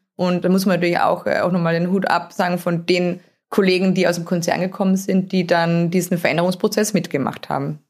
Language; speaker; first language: German; native; German